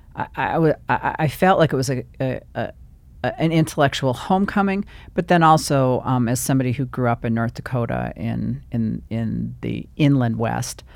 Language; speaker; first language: English; native; English